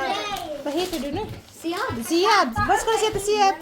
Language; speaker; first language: Swedish; non-native, learner; Filipino